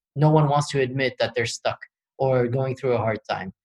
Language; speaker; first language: English; early bilingual, other home language; Arabic